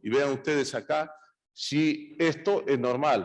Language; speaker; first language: Spanish; native; Spanish